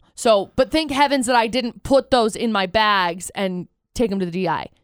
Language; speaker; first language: English; native; English